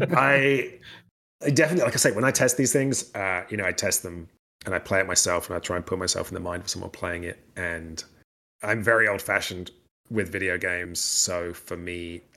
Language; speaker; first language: English; native; English